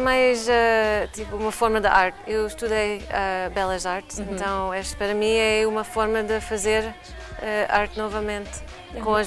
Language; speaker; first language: Portuguese; non-native, fluent; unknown